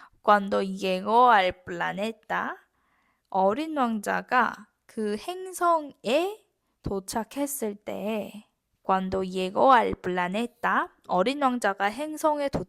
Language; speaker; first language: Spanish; non-native, fluent; Korean